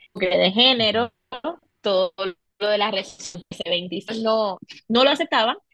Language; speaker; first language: Spanish; native; Spanish